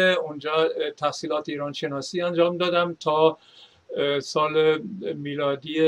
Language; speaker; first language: Persian; non-native, fluent; German